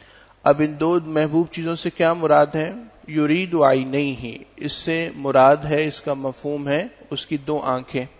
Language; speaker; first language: Urdu; native; Urdu